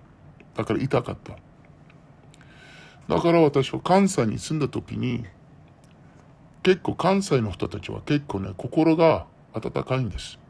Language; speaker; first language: Japanese; non-native, learner; Arabic